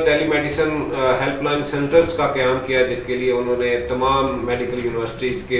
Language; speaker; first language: Urdu; native; Urdu